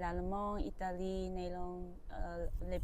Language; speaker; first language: French; non-native, learner; Vietnamese